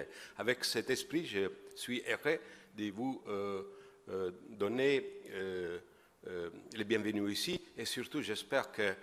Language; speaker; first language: French; non-native, fluent; Italian